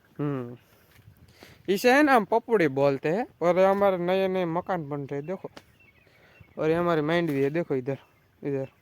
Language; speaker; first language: Hindi; non-native, local second language; Gujarati